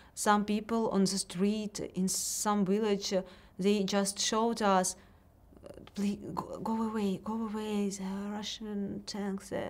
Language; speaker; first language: English; non-native, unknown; Russian